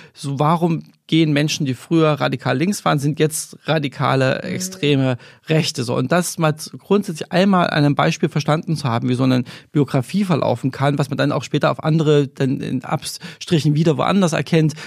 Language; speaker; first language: German; native; German